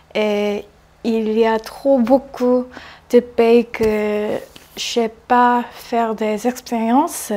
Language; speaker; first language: French; non-native, learner; Korean